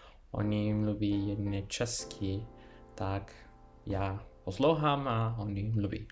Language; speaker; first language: Czech; non-native, learner; Spanish